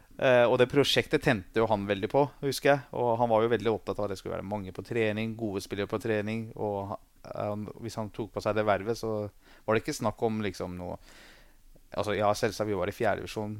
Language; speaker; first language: Norwegian; early bilingual, other home language; Persian